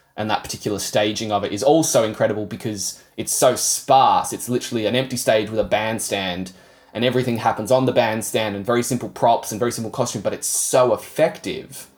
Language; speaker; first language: English; native; English